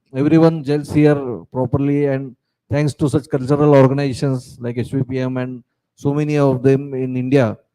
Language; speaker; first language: English; non-native, local second language; Marathi